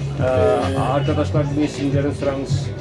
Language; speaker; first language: Turkish; non-native, learner; Hungarian